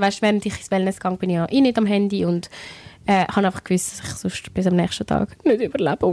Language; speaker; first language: German; native; German